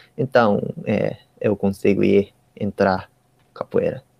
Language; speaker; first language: Portuguese; non-native, learner; Japanese